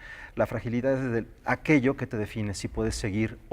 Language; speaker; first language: Spanish; native; Spanish